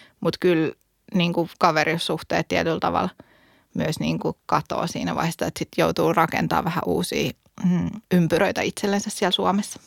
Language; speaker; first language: Finnish; native; Finnish